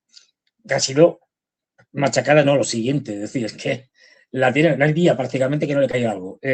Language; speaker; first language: Spanish; native; Spanish